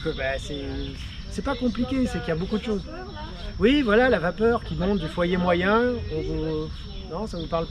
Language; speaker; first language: French; native; French